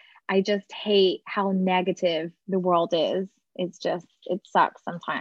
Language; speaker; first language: English; native; English